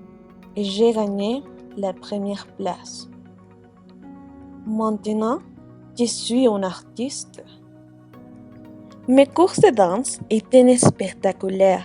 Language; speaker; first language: French; non-native, fluent; Spanish